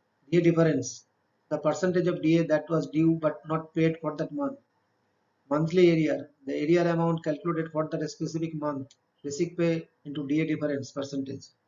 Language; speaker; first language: English; non-native, local second language; Bangla